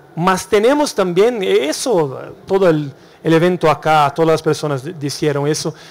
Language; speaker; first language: Spanish; non-native, learner; Portuguese